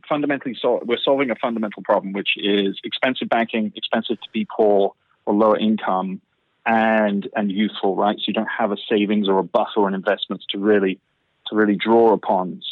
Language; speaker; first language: English; native; English